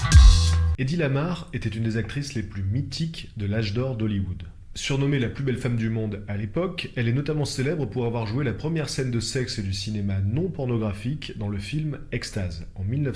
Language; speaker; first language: French; native; French